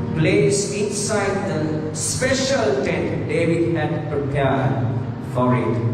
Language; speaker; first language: English; non-native, local second language; Sinhala